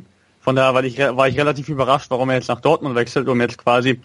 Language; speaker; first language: German; native; German